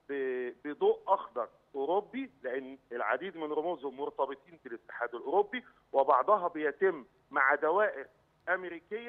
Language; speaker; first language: Arabic; native; Arabic